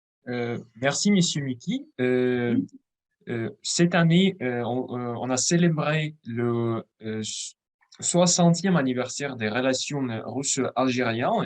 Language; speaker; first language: French; non-native, fluent; Russian